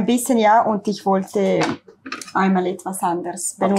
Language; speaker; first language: German; non-native, learner; Italian